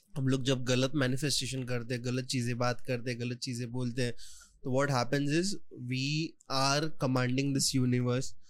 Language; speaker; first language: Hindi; non-native, local second language; Marathi